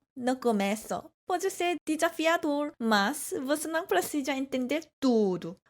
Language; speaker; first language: Portuguese; non-native, learner; Korean